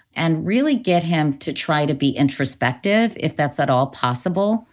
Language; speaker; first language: English; native; English